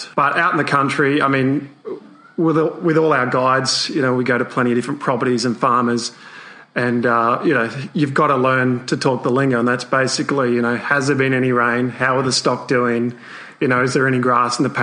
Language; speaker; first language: English; native; English